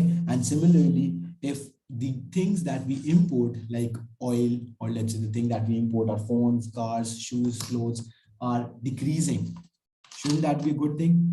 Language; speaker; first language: English; non-native, local second language; Urdu